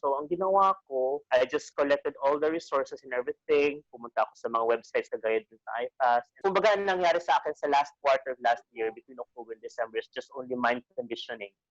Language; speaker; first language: Filipino; native; Filipino